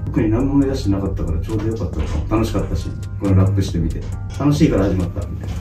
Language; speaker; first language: Japanese; early bilingual, other home language; Filipino